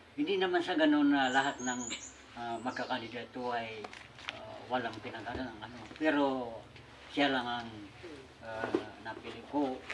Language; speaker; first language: Filipino; non-native, local second language; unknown